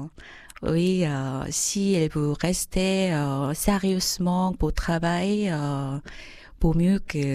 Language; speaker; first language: French; non-native, fluent; Korean